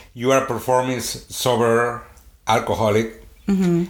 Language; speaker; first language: English; non-native, fluent; Swedish